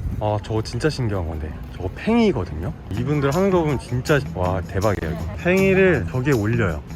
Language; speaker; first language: Korean; native; Korean